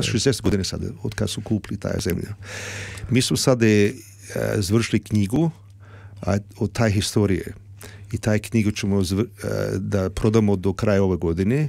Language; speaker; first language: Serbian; early bilingual, heritage; Serbian